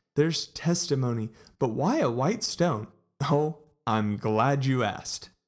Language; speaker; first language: English; native; English